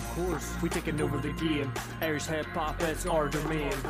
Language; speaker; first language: English; native; English